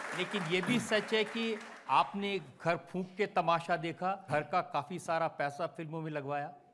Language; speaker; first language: Hindi; native; Hindi